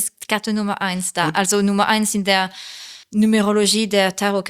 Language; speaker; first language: German; non-native, learner; French